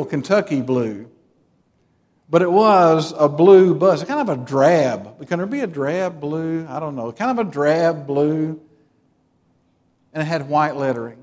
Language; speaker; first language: English; native; English